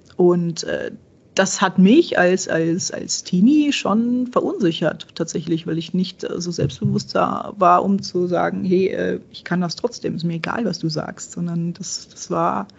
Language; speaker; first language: German; early bilingual, other home language; Czech